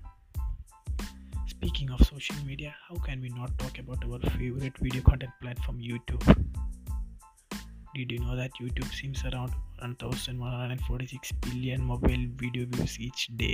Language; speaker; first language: English; non-native, local second language; Malayalam